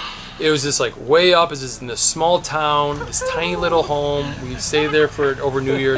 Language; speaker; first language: English; native; English